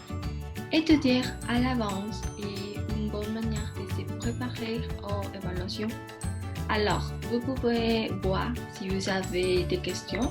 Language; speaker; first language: French; non-native, learner; Spanish